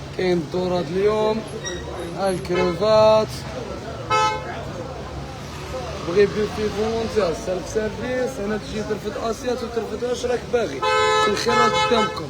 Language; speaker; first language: Arabic; native; Arabic